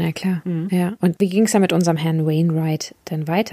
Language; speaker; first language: German; native; German